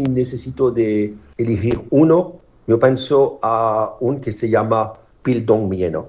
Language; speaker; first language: Spanish; non-native, fluent; French